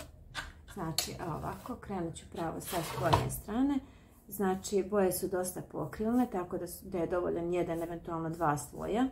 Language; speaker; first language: Croatian; native; Croatian